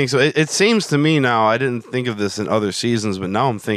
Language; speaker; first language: English; native; English